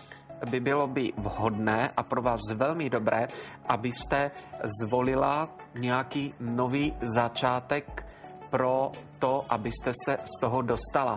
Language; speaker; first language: Czech; native; Czech